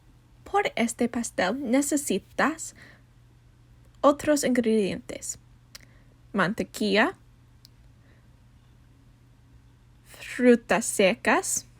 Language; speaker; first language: Spanish; non-native, learner; English